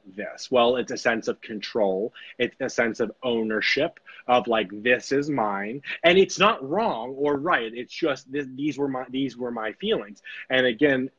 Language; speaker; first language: English; native; English